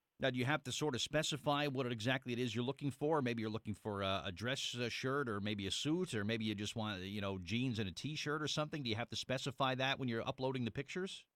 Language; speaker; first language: English; native; English